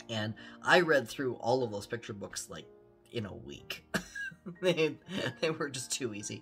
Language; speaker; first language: English; early bilingual, other home language; German